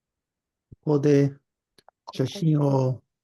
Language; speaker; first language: Japanese; non-native, learner; English